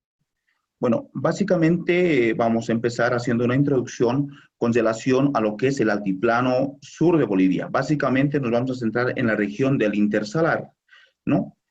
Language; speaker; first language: Spanish; native; Spanish